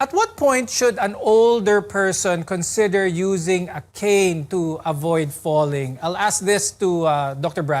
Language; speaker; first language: English; non-native, local second language; Filipino